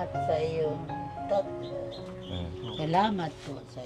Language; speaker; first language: Filipino; non-native, local second language; Cebuano